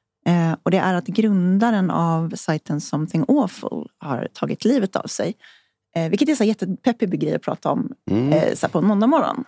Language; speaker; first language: Swedish; native; Swedish